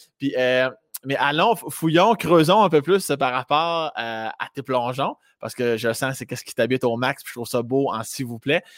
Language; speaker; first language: French; native; French